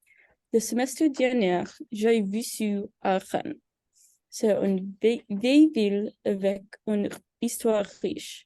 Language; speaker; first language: French; non-native, learner; English